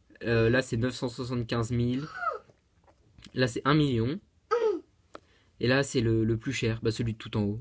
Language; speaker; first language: French; native; French